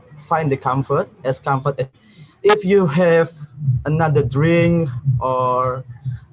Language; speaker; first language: English; non-native, learner; Indonesian